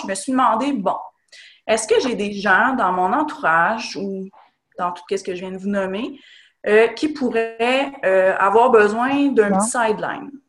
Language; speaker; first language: French; native; French